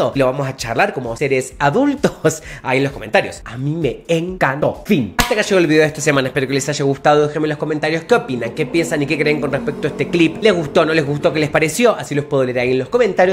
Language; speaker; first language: Spanish; native; Spanish